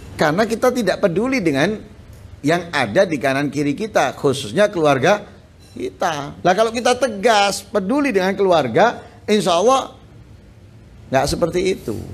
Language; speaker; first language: Indonesian; native; Indonesian